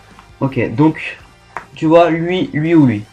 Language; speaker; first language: French; native; French